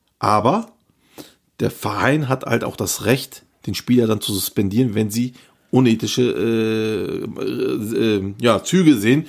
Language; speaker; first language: German; early bilingual, other home language; Turkish